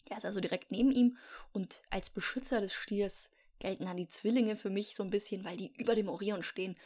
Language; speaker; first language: German; native; German